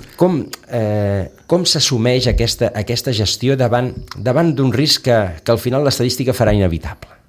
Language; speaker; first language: Catalan; native; Catalan